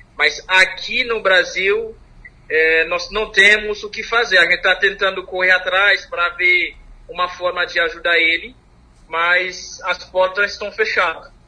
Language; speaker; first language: Portuguese; non-native, fluent; Haitian Creole